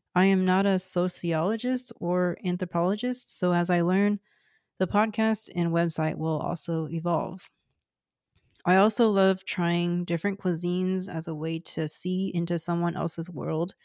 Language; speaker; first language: English; early bilingual, other home language; Cantonese